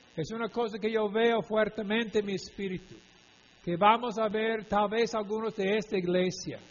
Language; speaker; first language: Spanish; non-native, fluent; English